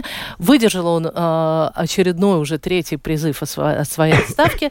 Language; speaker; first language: Russian; native; Russian